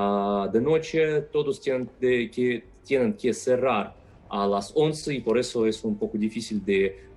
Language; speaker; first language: Spanish; non-native, fluent; Russian